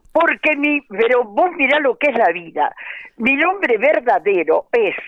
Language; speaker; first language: Spanish; native; Spanish